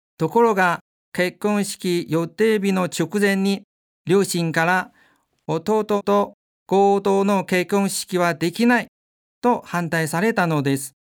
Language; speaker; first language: Japanese; non-native, fluent; Chinese